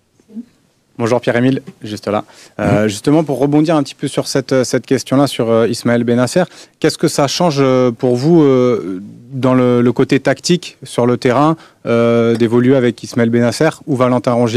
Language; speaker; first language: French; native; French